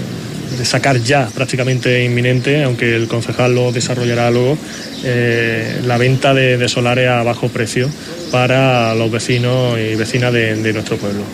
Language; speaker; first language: Spanish; native; Spanish